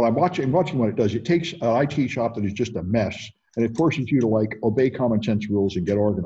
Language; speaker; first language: English; native; English